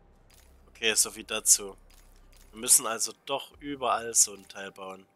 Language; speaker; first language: German; native; German